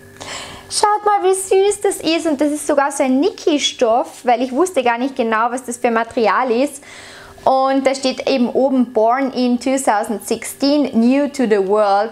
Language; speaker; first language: German; native; German